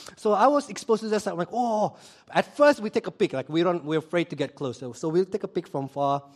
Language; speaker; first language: English; early bilingual, other home language; Indonesian